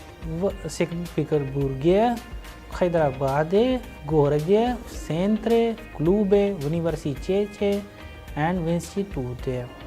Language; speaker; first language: Russian; non-native, fluent; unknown